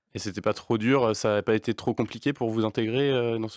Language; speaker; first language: French; native; French